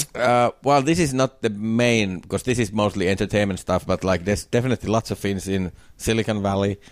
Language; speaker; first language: English; non-native, fluent; Finnish